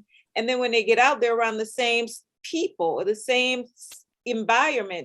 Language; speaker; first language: English; native; English